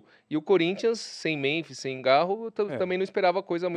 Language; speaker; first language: Portuguese; native; Portuguese